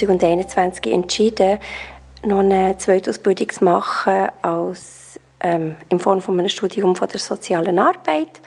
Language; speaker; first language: German; native; German